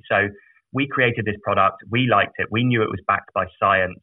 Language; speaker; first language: English; native; English